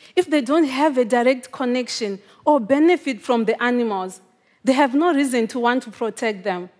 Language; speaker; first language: English; non-native, local second language; Shona